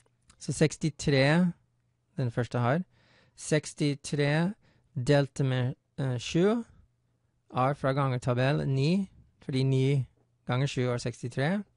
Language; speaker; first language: Norwegian; non-native, fluent; English